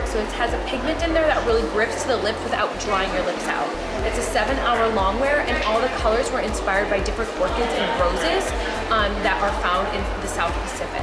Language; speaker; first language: English; native; English